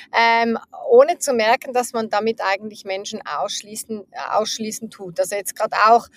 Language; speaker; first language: German; native; German